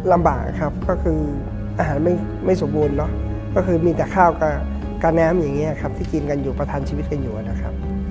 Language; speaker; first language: Thai; non-native, local second language; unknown